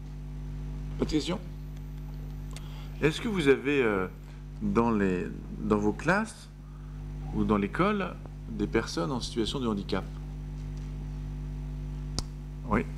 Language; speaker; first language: French; native; French